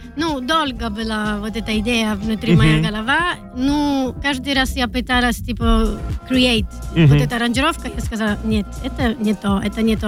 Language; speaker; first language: Russian; non-native, learner; Italian